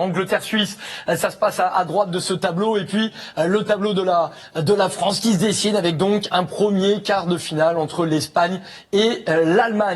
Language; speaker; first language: French; native; French